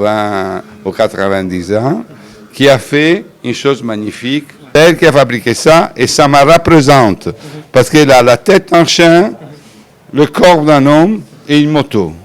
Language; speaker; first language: French; non-native, fluent; Italian